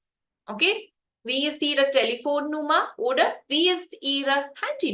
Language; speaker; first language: German; non-native, fluent; Hindi